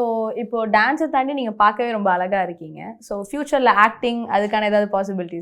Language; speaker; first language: Tamil; native; Tamil